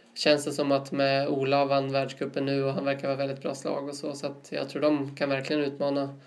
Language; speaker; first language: Swedish; native; Swedish